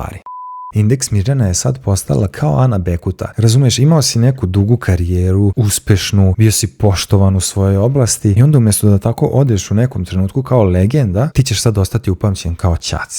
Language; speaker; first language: Serbian; native; Serbian